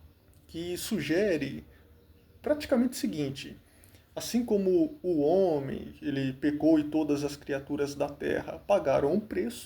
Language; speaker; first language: Portuguese; native; Portuguese